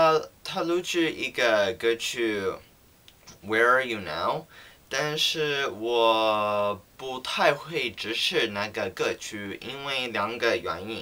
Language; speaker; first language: Chinese; non-native, learner; English